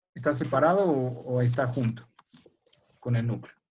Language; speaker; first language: Spanish; native; Spanish